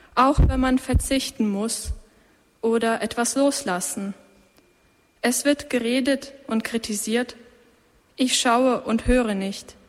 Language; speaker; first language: German; native; German